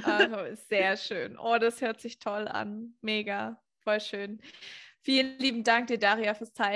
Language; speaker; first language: German; native; German